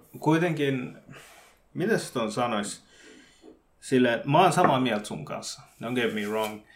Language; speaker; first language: Finnish; early bilingual, other home language; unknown